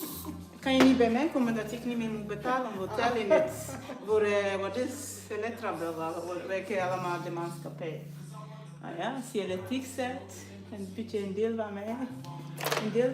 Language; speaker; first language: Dutch; non-native, fluent; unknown